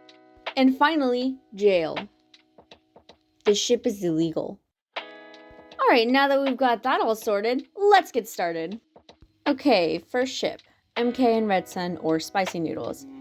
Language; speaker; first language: English; native; English